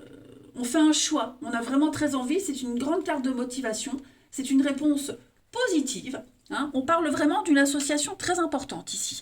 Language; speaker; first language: French; native; French